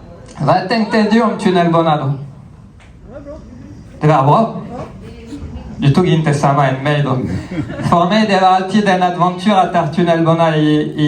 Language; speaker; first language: Swedish; non-native, fluent; French